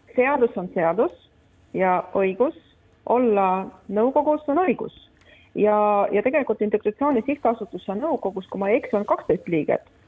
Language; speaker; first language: Estonian; non-native, local second language; Russian